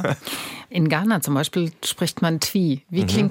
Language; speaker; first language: German; native; German